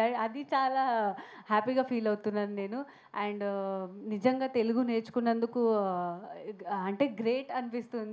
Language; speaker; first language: Telugu; non-native, fluent; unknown